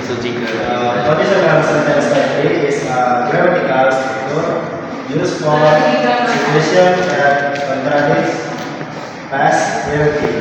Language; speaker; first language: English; non-native, learner; Indonesian